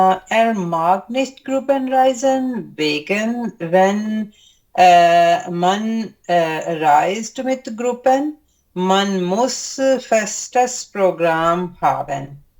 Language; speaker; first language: German; non-native, learner; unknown